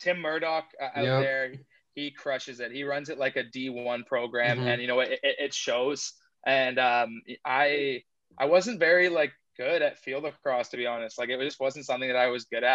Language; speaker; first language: English; native; English